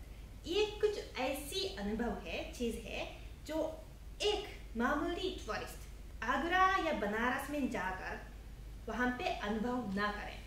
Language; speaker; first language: Hindi; non-native, fluent; Japanese